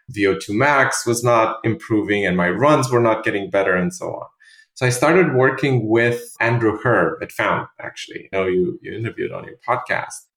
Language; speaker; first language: English; non-native, fluent; Romanian